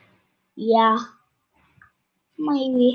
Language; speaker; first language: English; non-native, learner; Turkish